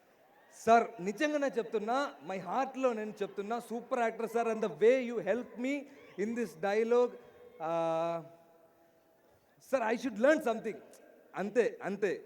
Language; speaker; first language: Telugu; non-native, learner; Malayalam